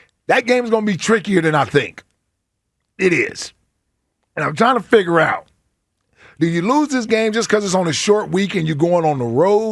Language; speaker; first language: English; native; English